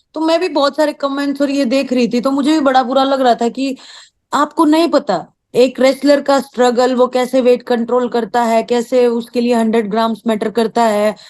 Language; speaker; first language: Hindi; native; Hindi